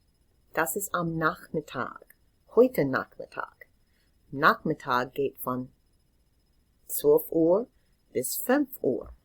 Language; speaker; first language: German; non-native, fluent; English